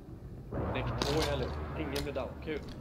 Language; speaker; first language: Swedish; native; Swedish